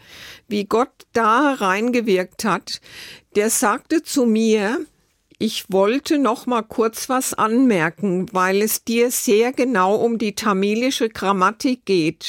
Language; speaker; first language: German; native; German